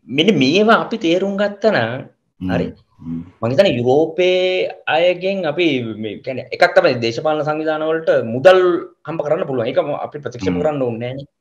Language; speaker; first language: Sinhala; native; Sinhala